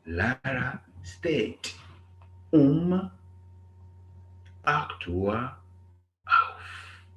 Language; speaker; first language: German; non-native, fluent; English